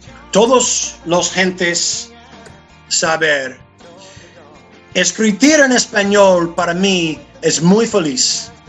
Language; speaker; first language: Spanish; non-native, learner; English